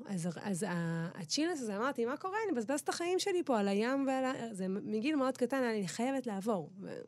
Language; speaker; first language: Hebrew; native; Hebrew